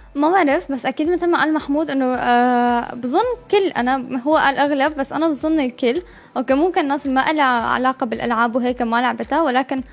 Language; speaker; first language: Arabic; native; Arabic